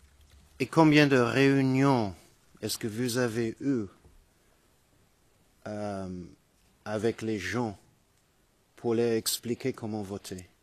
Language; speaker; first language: French; non-native, fluent; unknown